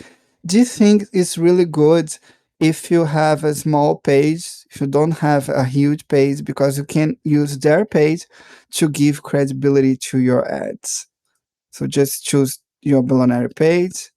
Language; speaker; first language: English; non-native, fluent; Portuguese